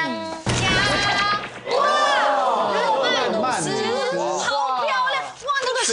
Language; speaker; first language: Chinese; native; Chinese